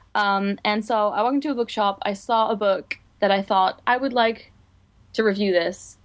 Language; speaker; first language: English; non-native, fluent; Dutch